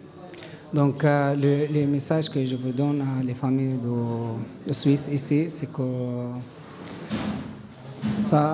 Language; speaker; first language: French; non-native, learner; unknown